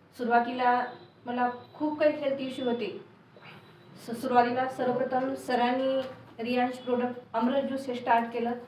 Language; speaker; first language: Marathi; native; Marathi